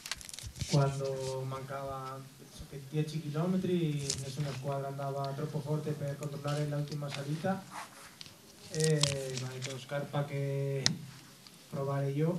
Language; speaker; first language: Italian; non-native, learner; Spanish